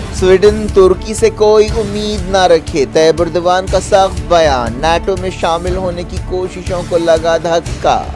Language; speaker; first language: Urdu; native; Urdu